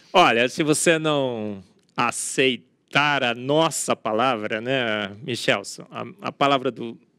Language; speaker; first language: Portuguese; native; Portuguese